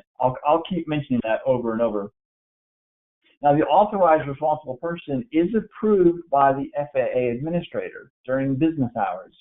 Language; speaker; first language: English; native; English